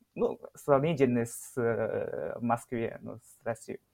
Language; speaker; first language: Russian; non-native, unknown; Chinese